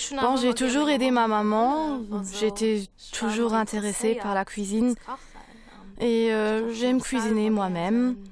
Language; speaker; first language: French; non-native, local second language; Luxembourgish